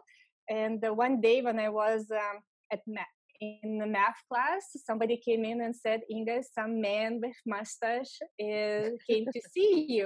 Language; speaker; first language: English; non-native, fluent; Lithuanian